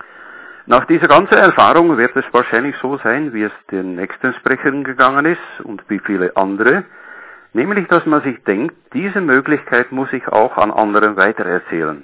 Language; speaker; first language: German; native; German